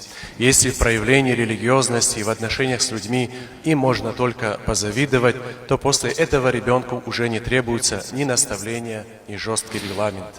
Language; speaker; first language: Russian; non-native, local second language; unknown